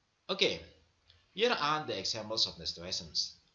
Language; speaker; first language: English; non-native, fluent; Indonesian